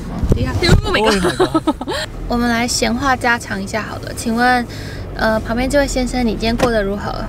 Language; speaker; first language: Chinese; native; Chinese